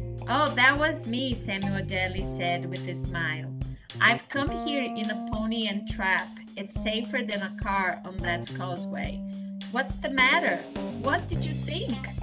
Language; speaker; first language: English; non-native, fluent; Portuguese